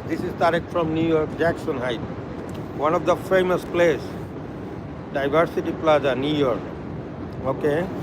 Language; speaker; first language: English; non-native, local second language; Bangla